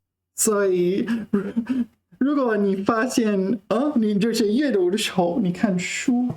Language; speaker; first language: Chinese; non-native, learner; English